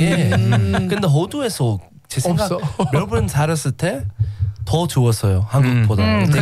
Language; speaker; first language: Korean; non-native, learner; English